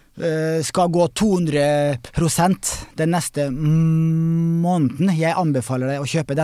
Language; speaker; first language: Norwegian; native; Norwegian